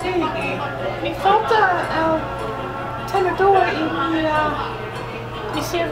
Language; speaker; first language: Spanish; non-native, learner; English